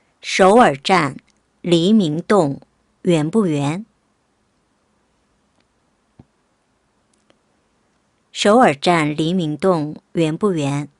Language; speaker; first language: Chinese; non-native, fluent; Korean